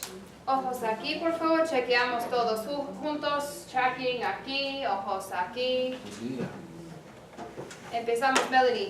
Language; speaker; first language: Spanish; non-native, fluent; English